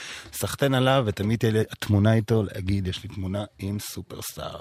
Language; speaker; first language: Hebrew; native; Hebrew